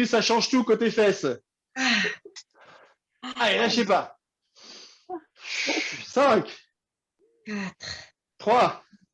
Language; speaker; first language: French; native; French